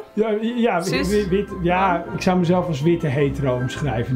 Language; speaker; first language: Dutch; native; Dutch